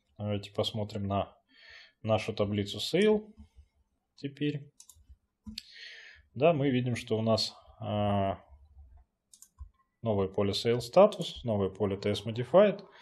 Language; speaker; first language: Russian; native; Russian